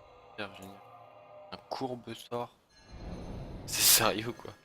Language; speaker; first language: French; native; French